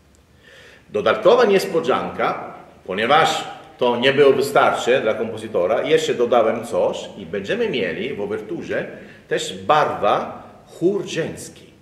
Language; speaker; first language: Polish; non-native, learner; Italian